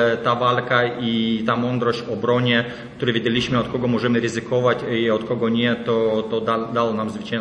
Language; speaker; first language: Polish; non-native, fluent; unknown